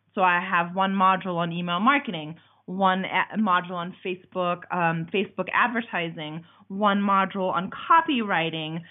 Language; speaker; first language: English; non-native, fluent; German